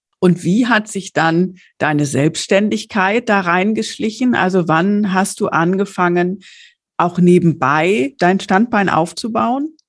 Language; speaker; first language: German; native; German